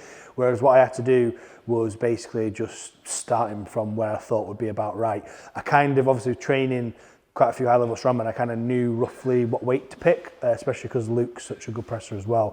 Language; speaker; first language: English; native; English